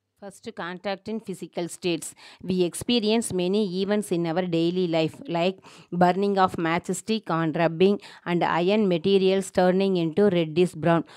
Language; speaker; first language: English; non-native, local second language; Tamil